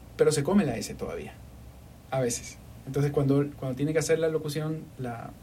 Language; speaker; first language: Spanish; native; Spanish